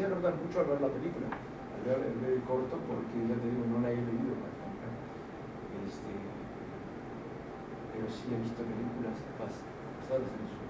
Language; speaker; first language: Spanish; native; Spanish